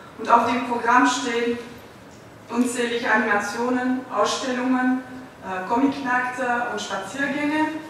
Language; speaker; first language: German; non-native, fluent; Dutch